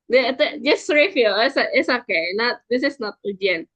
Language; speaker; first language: English; non-native, fluent; Indonesian